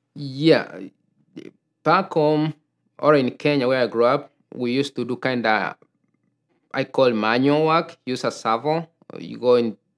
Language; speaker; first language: English; non-native, local second language; Gusii